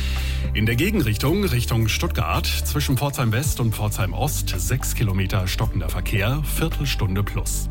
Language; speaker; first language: German; native; German